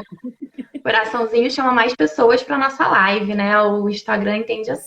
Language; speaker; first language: Portuguese; native; Portuguese